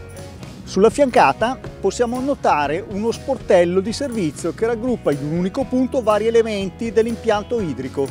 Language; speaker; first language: Italian; native; Italian